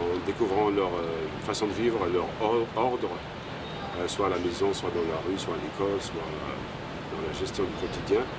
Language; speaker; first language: French; non-native, local second language; Kabyle